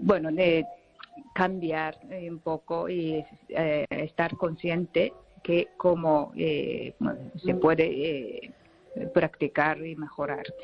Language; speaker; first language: Spanish; non-native, learner; Japanese